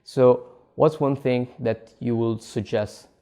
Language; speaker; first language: English; non-native, fluent; Italian